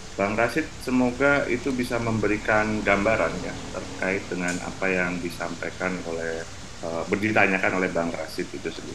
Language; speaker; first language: Indonesian; native; Indonesian